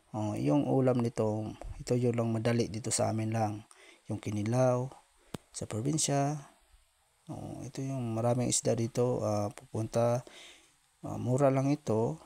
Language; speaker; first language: Filipino; non-native, local second language; Cebuano